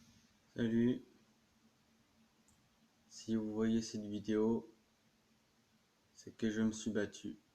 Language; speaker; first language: French; native; French